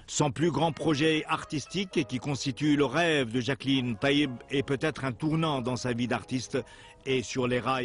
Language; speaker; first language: French; non-native, local second language; Arabic